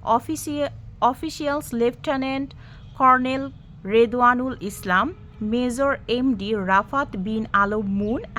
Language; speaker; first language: English; non-native, local second language; Bangla